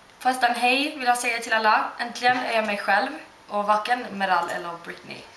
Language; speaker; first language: Swedish; early bilingual, other home language; Turkish